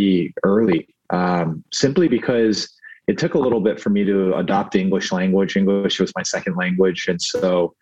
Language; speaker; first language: English; early bilingual, other home language; Korean